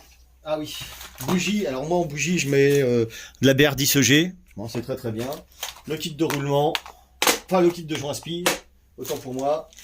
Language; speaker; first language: French; native; French